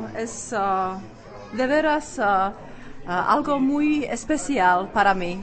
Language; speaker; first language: Spanish; non-native, fluent; Czech